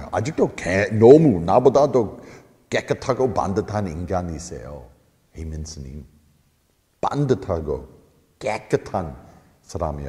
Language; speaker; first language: Korean; non-native, fluent; English